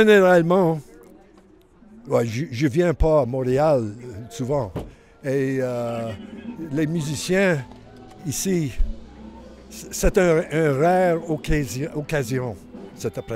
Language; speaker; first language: French; non-native, learner; English